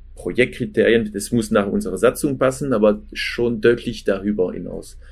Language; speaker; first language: German; non-native, fluent; French